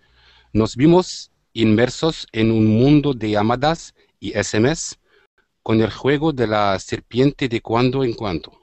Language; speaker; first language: Spanish; non-native, learner; Arabic